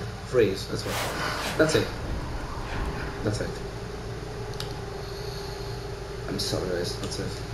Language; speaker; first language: English; non-native, learner; Italian